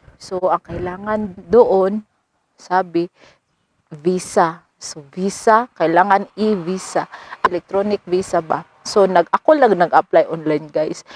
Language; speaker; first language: Filipino; non-native, local second language; Cebuano